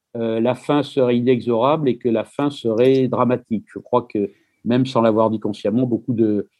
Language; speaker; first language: French; native; French